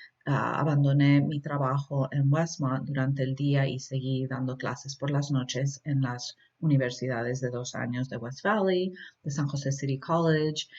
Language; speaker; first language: Spanish; early bilingual, heritage; Spanish